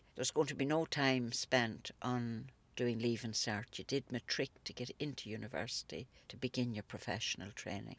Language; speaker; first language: English; native; English